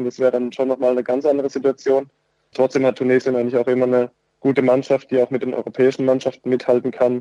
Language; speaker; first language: German; native; German